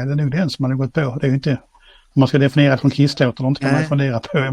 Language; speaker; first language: Swedish; native; Swedish